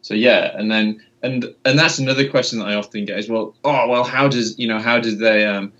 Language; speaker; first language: English; native; English